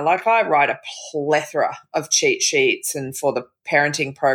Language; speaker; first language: English; native; English